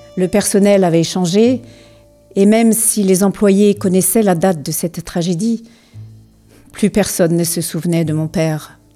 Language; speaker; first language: French; native; French